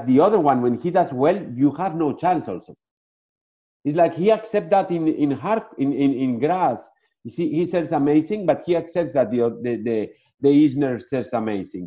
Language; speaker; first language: English; non-native, fluent; Spanish